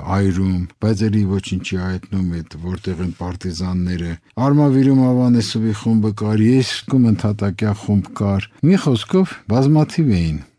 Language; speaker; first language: Armenian; native; Armenian